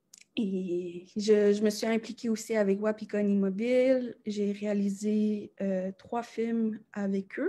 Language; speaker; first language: French; native; French